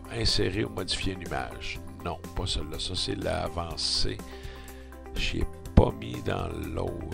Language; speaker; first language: French; native; French